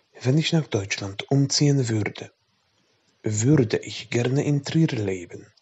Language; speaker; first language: German; non-native, fluent; Polish